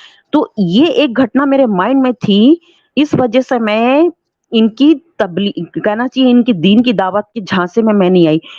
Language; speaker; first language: Hindi; native; Hindi